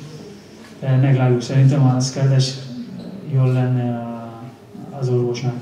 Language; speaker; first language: Hungarian; non-native, learner; Spanish